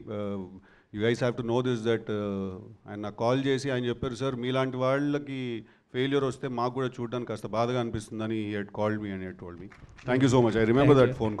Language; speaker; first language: Telugu; native; Telugu